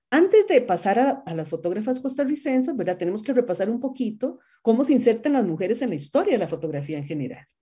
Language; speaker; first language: Spanish; native; Spanish